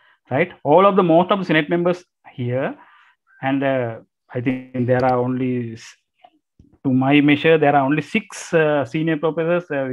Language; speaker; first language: English; non-native, local second language; Sinhala